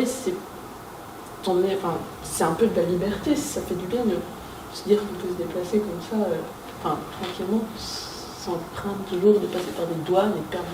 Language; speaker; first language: French; native; French